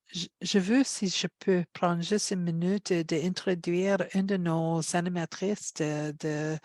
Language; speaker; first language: French; non-native, fluent; English